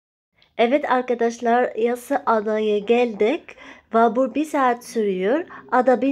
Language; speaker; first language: Turkish; non-native, learner; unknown